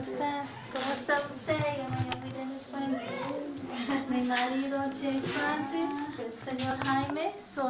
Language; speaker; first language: Spanish; non-native, fluent; English